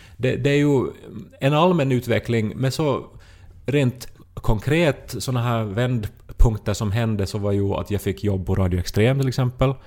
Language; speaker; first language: Swedish; native; Swedish